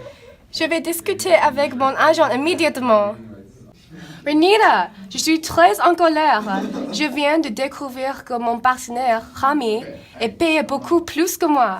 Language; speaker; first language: French; non-native, learner; English